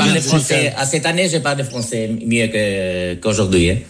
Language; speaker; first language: French; non-native, learner; Spanish